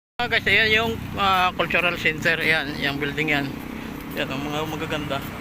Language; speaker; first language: Filipino; native; Filipino